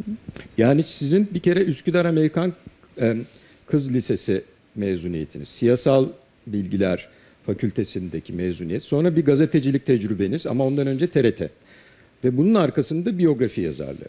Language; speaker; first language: Turkish; native; Turkish